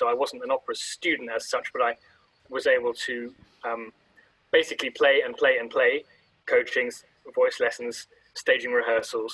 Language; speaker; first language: English; native; English